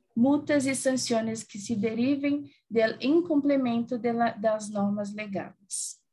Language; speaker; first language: Spanish; non-native, learner; Portuguese